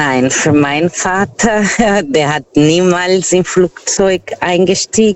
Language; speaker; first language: German; non-native, fluent; Portuguese